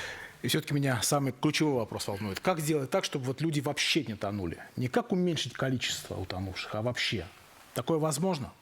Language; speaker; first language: Russian; native; Russian